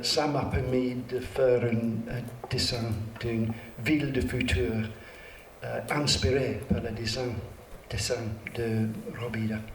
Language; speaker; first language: French; non-native, learner; English